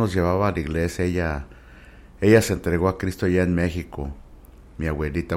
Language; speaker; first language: Spanish; early bilingual, heritage; Spanish